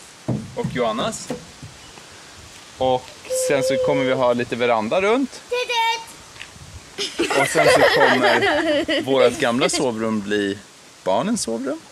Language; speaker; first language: Swedish; native; Swedish